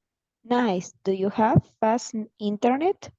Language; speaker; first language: English; non-native, learner; Spanish